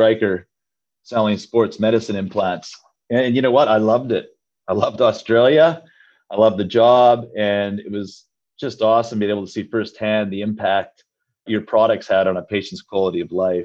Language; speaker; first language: English; native; English